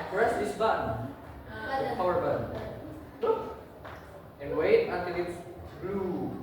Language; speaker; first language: English; non-native, learner; Indonesian